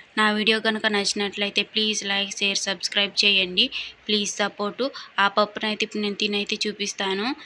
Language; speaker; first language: Telugu; non-native, local second language; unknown